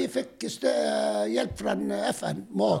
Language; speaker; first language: Swedish; non-native, fluent; Arabic